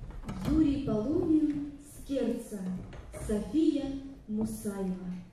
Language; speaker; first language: Russian; native; Russian